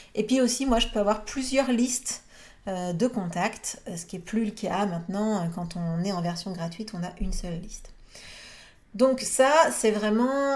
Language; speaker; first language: French; native; French